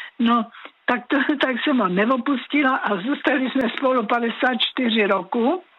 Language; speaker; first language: Czech; native; Czech